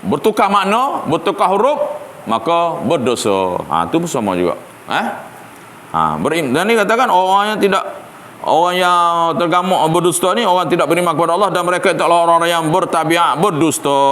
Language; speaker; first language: Malay; native; Malay